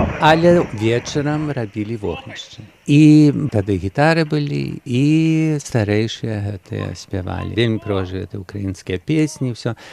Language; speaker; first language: Belarusian; early bilingual, heritage; Belarusian